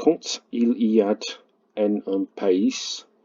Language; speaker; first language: French; non-native, learner; English